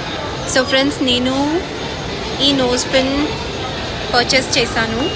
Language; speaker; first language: Telugu; non-native, learner; Kannada